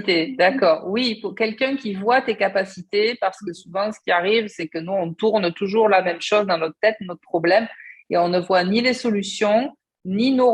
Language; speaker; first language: French; native; French